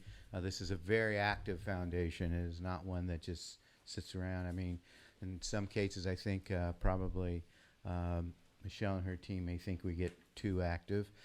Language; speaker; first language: English; native; English